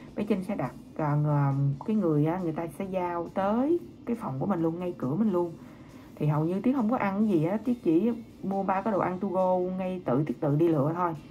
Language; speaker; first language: Vietnamese; native; Vietnamese